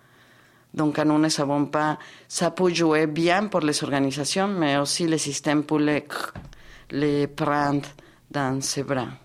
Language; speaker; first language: French; non-native, fluent; Spanish